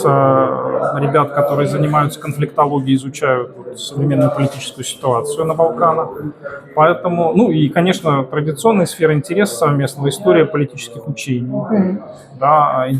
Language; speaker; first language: Russian; native; Russian